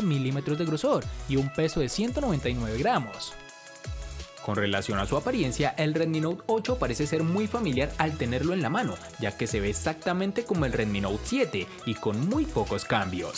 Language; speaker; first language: Spanish; native; Spanish